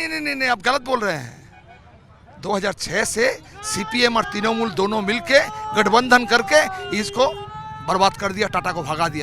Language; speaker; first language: Hindi; non-native, local second language; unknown